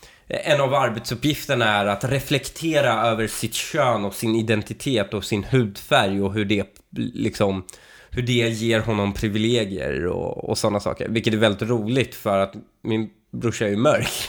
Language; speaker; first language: Swedish; native; Swedish